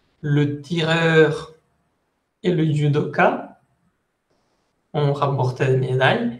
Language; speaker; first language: French; non-native, fluent; Spanish